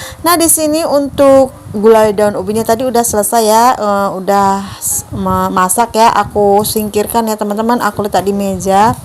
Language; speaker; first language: Indonesian; native; Indonesian